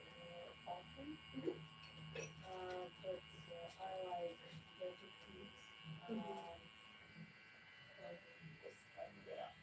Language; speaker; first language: English; non-native, learner; Ukrainian